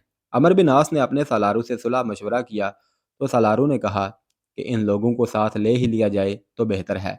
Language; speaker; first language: Urdu; native; Urdu